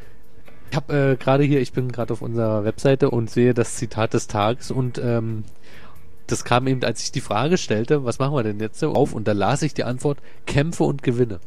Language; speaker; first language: German; native; German